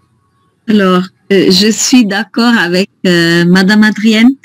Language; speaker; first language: French; non-native, fluent; Italian